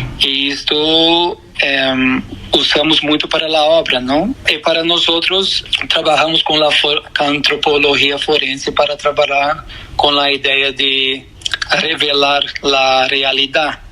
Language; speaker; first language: Spanish; non-native, fluent; Portuguese